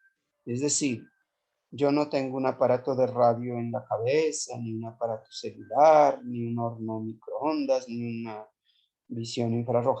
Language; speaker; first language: Spanish; native; Spanish